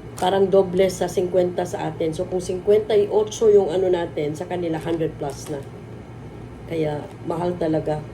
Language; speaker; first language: Filipino; non-native, local second language; Cebuano